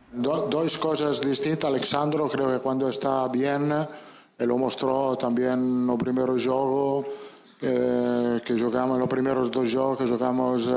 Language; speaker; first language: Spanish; non-native, fluent; Italian